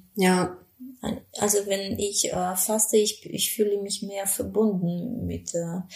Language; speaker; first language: German; non-native, fluent; Spanish